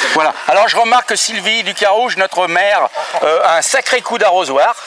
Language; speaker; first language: French; native; French